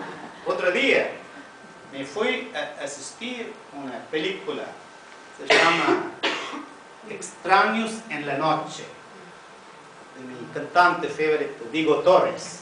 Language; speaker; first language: Spanish; non-native, fluent; Tamil